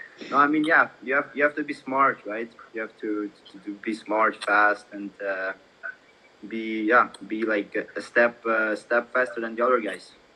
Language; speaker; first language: English; non-native, fluent; German